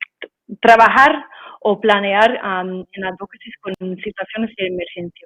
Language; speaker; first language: Spanish; non-native, fluent; English